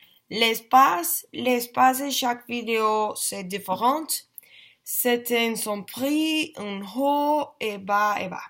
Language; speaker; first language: French; non-native, learner; Spanish